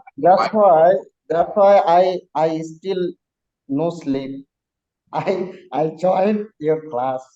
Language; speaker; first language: English; non-native, learner; Bangla